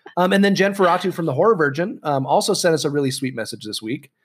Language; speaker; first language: English; native; English